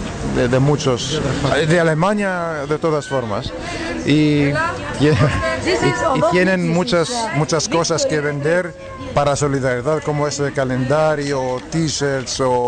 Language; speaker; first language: Spanish; non-native, fluent; Greek